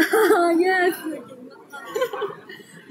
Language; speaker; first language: English; non-native, learner; Thai